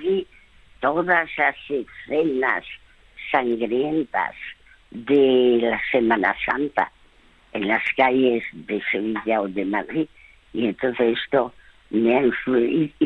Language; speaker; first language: Spanish; early bilingual, other home language; French